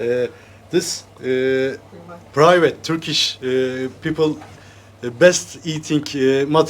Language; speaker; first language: English; non-native, learner; Turkish